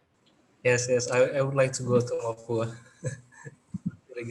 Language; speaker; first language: English; non-native, learner; Indonesian